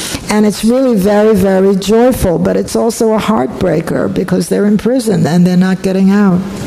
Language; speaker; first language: English; non-native, fluent; Polish